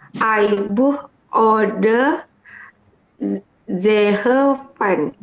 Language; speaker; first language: German; non-native, learner; Indonesian